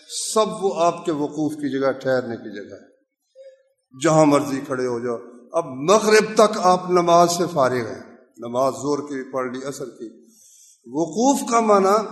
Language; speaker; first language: Urdu; non-native, local second language; Punjabi